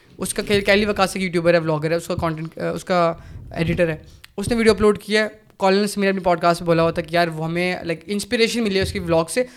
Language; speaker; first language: Urdu; native; Urdu